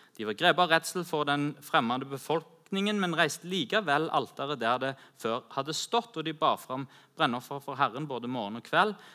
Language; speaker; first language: Norwegian; native; Norwegian